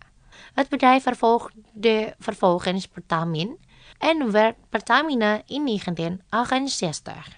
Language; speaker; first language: Dutch; non-native, fluent; Indonesian